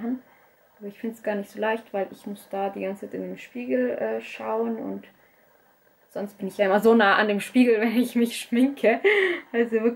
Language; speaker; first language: German; early bilingual, other home language; Russian